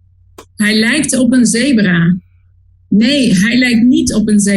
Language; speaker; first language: Dutch; non-native, learner; Spanish